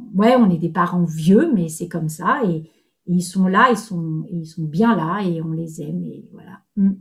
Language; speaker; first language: French; native; French